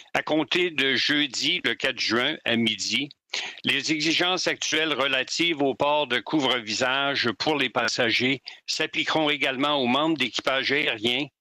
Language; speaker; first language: French; native; French